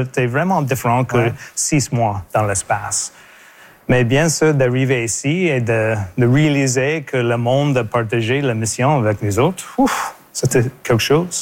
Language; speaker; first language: French; native; French